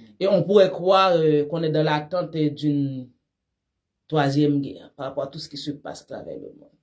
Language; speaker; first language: French; non-native, local second language; Haitian Creole